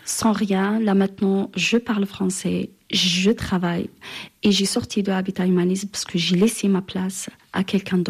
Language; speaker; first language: French; non-native, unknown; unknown